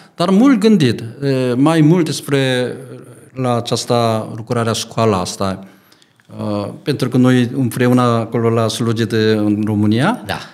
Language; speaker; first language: Romanian; non-native, learner; Korean